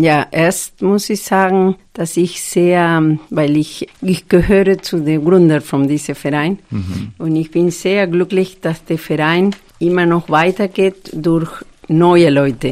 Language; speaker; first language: German; non-native, fluent; Spanish